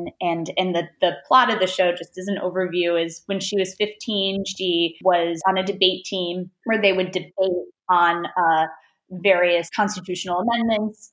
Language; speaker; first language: English; native; English